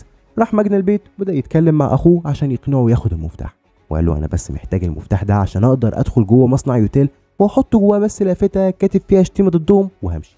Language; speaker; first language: Arabic; native; Arabic